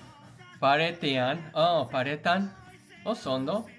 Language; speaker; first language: Basque; non-native, learner; English